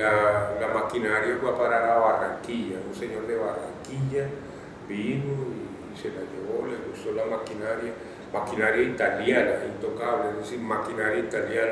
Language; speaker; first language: Spanish; native; Spanish